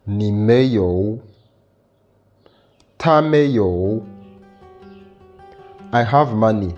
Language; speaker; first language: Chinese; non-native, fluent; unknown